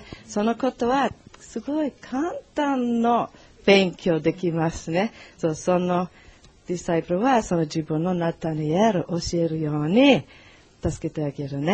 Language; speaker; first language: Japanese; non-native, learner; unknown